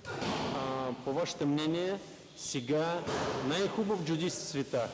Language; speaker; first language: Bulgarian; non-native, learner; Russian